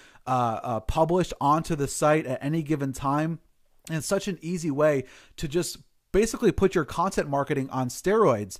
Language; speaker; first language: English; native; English